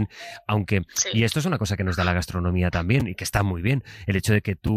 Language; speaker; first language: Spanish; native; Spanish